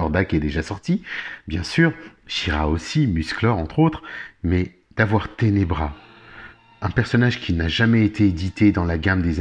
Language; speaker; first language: French; native; French